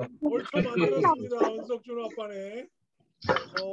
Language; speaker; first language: Korean; native; Korean